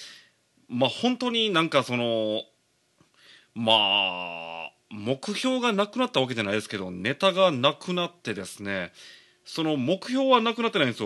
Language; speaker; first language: Japanese; native; Japanese